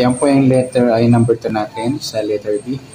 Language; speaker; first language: Filipino; native; Filipino